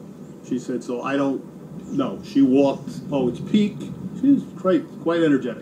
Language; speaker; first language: English; native; English